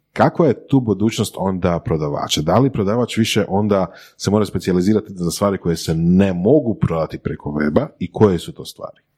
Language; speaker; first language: Croatian; native; Croatian